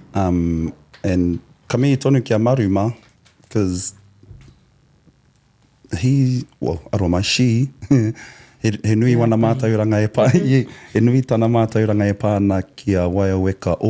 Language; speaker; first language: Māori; non-native, local second language; English